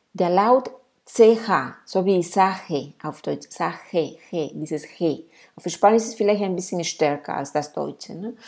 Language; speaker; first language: German; non-native, fluent; Spanish